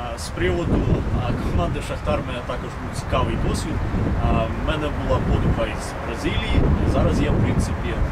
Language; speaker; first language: Ukrainian; native; Ukrainian